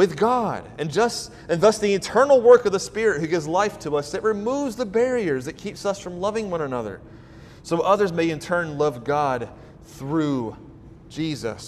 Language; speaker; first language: English; native; English